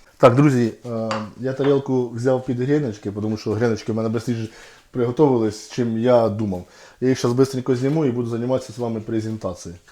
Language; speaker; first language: Ukrainian; non-native, local second language; Russian